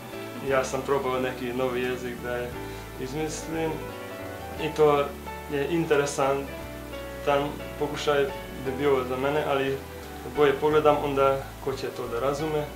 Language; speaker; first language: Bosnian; non-native, local second language; Hungarian